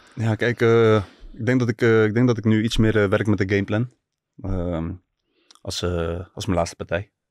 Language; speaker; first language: Dutch; early bilingual, other home language; Turkish